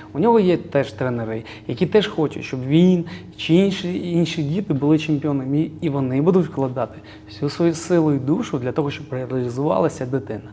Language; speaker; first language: Ukrainian; early bilingual, other home language; Georgian